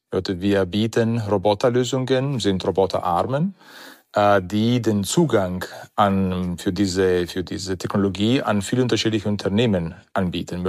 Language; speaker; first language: German; non-native, fluent; Italian